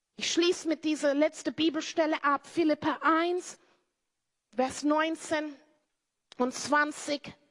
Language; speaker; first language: German; non-native, fluent; English